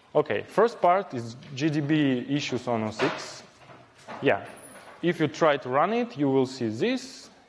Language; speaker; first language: English; non-native, fluent; Ukrainian